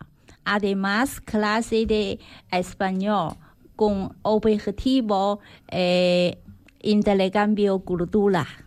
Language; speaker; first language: Spanish; non-native, learner; Chinese